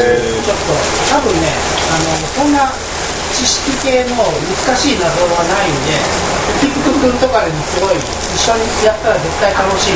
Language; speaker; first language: Japanese; native; Japanese